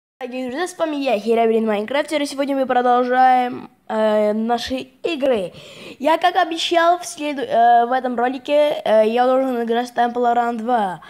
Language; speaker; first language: Russian; non-native, fluent; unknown